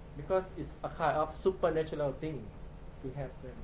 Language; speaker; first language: English; non-native, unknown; Thai